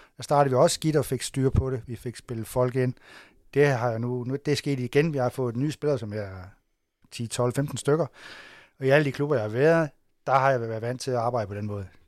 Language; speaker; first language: Danish; native; Danish